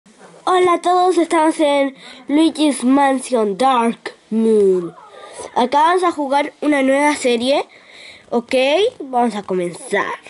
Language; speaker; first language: Spanish; native; Spanish